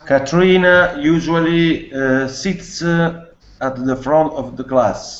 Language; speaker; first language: English; non-native, learner; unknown